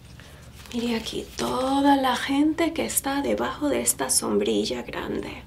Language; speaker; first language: Spanish; non-native, fluent; English